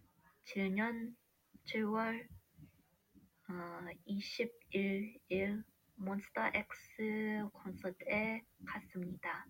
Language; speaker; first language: Korean; non-native, learner; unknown